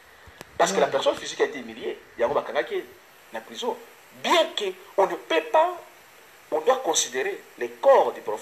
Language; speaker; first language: French; non-native, local second language; Lingala